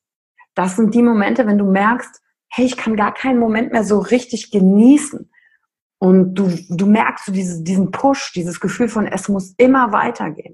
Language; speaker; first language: German; native; German